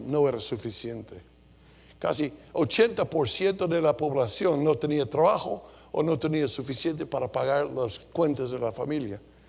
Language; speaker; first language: Spanish; non-native, fluent; English